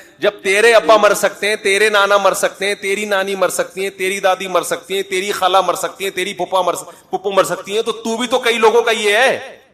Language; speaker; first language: Urdu; native; Urdu